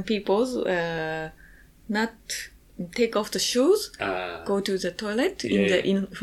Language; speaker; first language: English; non-native, learner; Japanese